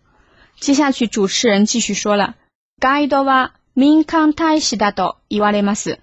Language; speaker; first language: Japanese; non-native, fluent; Chinese